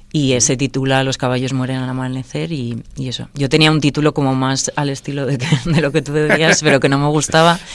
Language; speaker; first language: Spanish; native; Spanish